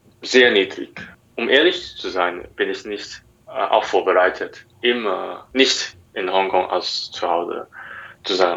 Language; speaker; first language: German; non-native, learner; Cantonese